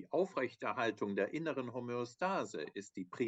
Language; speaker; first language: German; native; German